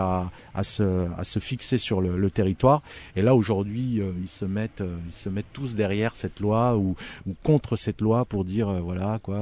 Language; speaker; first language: French; early bilingual, other home language; Arabic